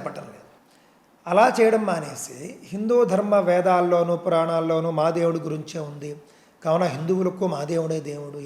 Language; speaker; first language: Telugu; native; Telugu